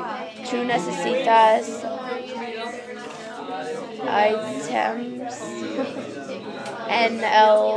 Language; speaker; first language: Spanish; non-native, learner; English